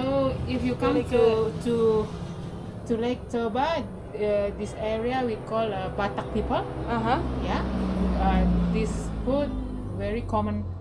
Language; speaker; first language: English; non-native, learner; Indonesian